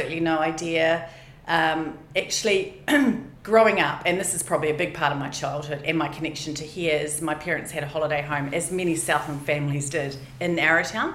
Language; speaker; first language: English; native; English